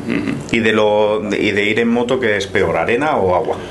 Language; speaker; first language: Spanish; native; Spanish